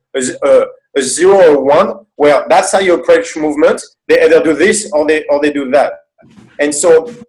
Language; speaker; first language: English; non-native, fluent; French